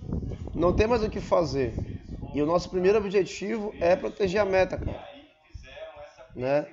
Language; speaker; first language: Portuguese; native; Portuguese